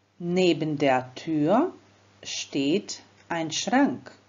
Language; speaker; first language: German; non-native, fluent; Croatian